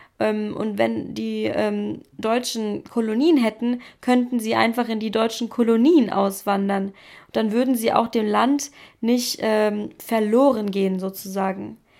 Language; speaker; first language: German; native; German